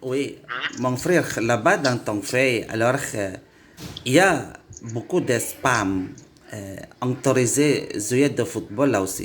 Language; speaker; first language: French; non-native, learner; Indonesian